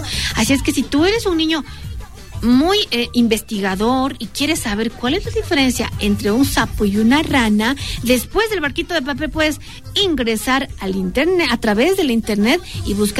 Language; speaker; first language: Spanish; native; Spanish